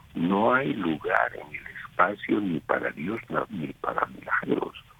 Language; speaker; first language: Spanish; native; Spanish